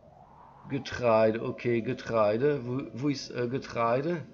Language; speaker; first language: German; non-native, learner; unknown